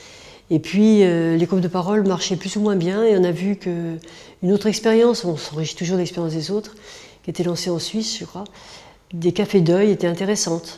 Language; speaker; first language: French; native; French